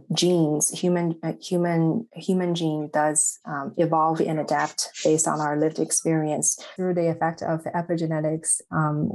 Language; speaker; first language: English; non-native, fluent; Chinese